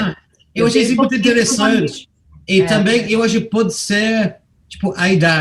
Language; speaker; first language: Portuguese; non-native, fluent; English